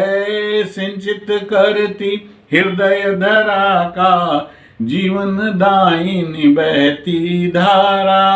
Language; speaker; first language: Hindi; native; Hindi